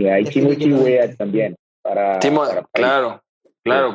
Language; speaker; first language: Spanish; non-native, learner; French